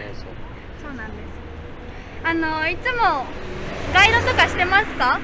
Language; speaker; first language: Japanese; native; Japanese